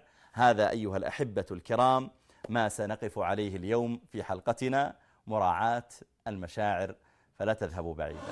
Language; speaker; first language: Arabic; native; Arabic